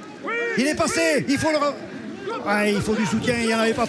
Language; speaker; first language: French; native; French